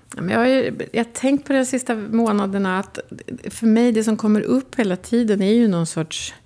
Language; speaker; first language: Swedish; native; Swedish